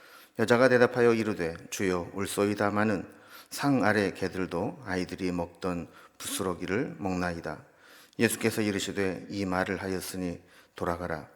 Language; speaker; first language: Korean; native; Korean